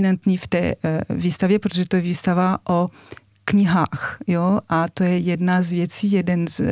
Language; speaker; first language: Czech; non-native, fluent; French